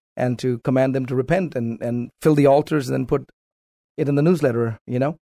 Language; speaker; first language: English; non-native, local second language; Malayalam